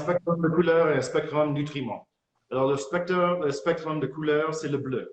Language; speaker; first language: French; non-native, fluent; English